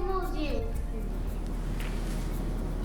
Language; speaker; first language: French; native; French